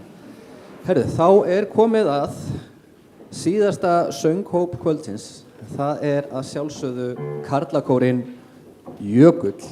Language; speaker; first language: Icelandic; native; Icelandic